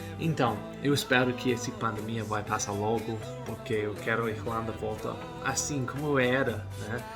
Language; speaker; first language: Portuguese; non-native, learner; English